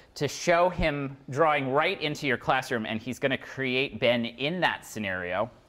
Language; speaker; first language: English; native; English